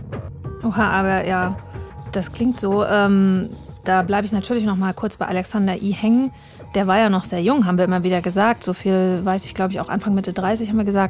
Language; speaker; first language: German; native; German